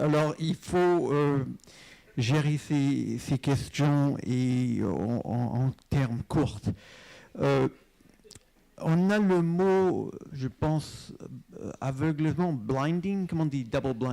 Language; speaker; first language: French; non-native, fluent; English